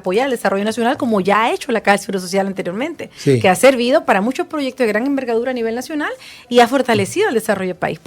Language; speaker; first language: Spanish; native; Spanish